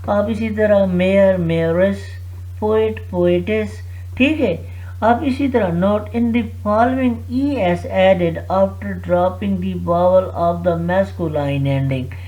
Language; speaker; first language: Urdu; non-native, local second language; Punjabi